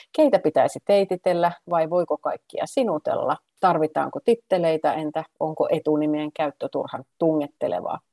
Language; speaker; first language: Finnish; native; Finnish